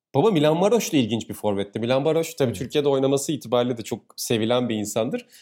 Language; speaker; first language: Turkish; native; Turkish